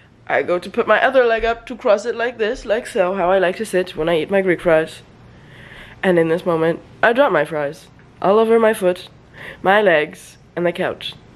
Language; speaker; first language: English; native; English